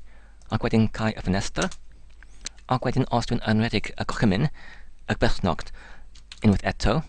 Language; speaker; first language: Welsh; non-native, learner; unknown